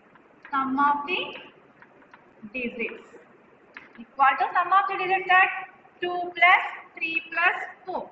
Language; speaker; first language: English; non-native, local second language; Telugu